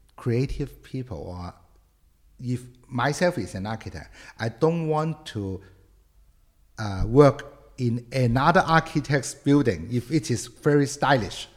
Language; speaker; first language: English; non-native, local second language; Cantonese